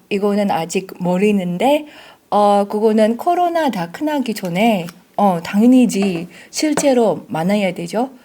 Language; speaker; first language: Korean; non-native, fluent; Indonesian